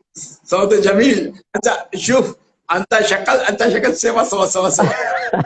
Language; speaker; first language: Arabic; non-native, learner; Urdu